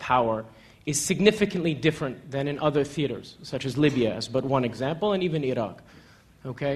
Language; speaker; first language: English; native; English